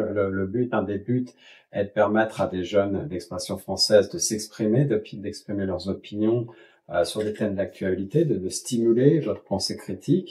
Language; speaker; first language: French; native; French